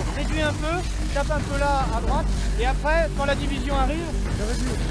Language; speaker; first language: French; native; French